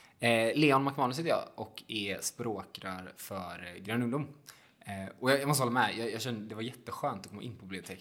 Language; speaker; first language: Swedish; native; Swedish